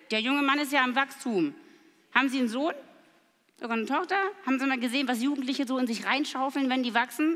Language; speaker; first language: German; native; German